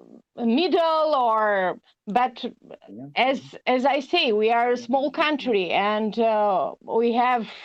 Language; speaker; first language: English; non-native, learner; Albanian